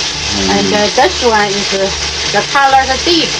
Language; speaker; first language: English; non-native, learner; Chinese